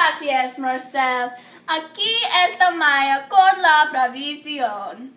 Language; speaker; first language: Spanish; non-native, learner; English